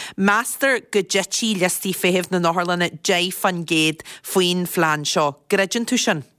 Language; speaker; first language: Irish; native; Irish